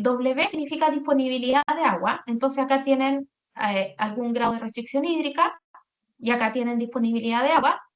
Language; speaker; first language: Spanish; native; Spanish